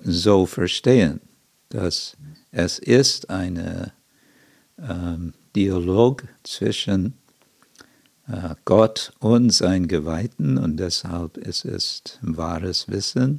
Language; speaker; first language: German; non-native, fluent; English